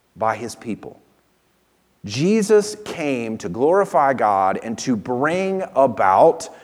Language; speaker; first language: English; native; English